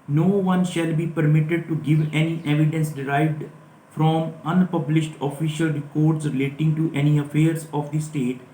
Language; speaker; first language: English; non-native, local second language; Punjabi